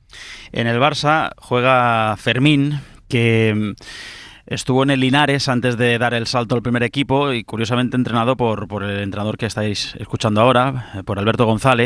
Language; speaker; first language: Spanish; native; Spanish